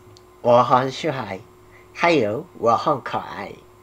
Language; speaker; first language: Chinese; non-native, learner; Korean